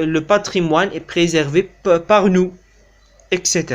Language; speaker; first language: French; non-native, local second language; Arabic